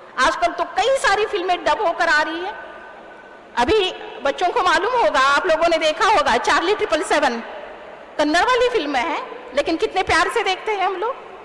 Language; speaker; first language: Hindi; non-native, local second language; Kannada